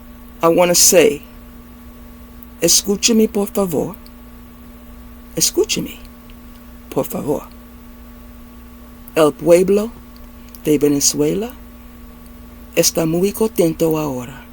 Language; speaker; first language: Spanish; non-native, learner; English